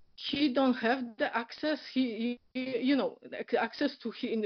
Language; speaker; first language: English; non-native, learner; Polish